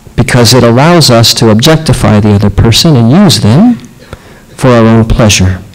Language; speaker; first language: English; native; English